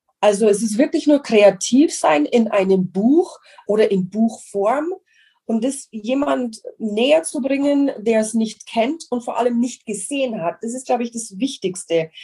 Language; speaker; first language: German; non-native, fluent; English